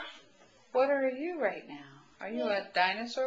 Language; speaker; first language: English; native; English